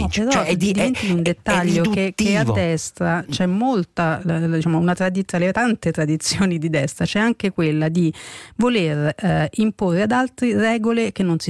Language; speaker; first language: Italian; native; Italian